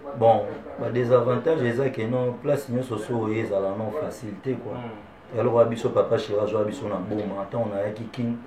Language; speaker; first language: Lingala; non-native, local second language; Kongo